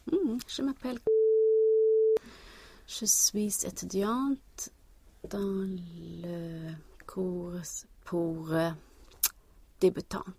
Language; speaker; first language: French; non-native, learner; Swedish